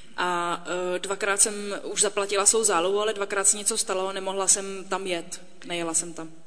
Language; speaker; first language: Czech; native; Czech